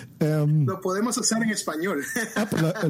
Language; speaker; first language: Spanish; early bilingual, other home language; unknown